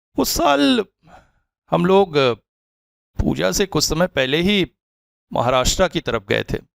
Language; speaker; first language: Hindi; native; Hindi